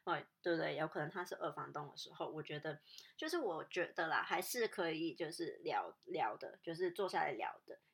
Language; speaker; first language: Chinese; non-native, local second language; Cantonese